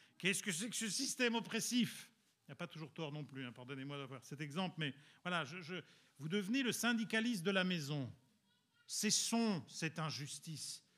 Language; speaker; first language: French; early bilingual, other home language; Italian